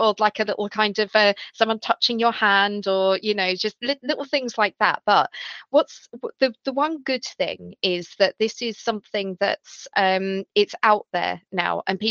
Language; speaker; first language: English; native; English